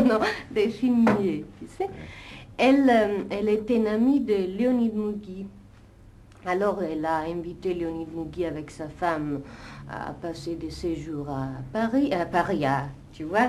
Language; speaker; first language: French; non-native, fluent; Italian